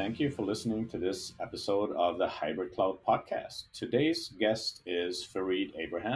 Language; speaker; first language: English; non-native, fluent; German